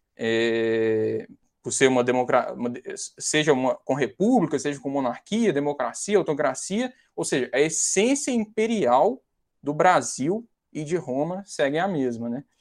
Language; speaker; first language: Portuguese; native; Portuguese